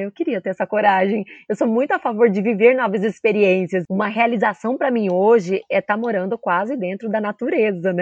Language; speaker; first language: Portuguese; native; Portuguese